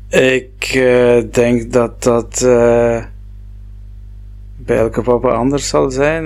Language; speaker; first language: Dutch; non-native, local second language; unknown